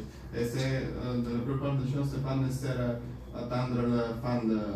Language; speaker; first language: French; non-native, learner; Bulgarian